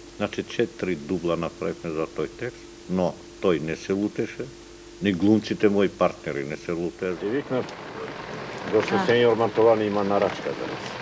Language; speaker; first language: Macedonian; non-native, local second language; Turkish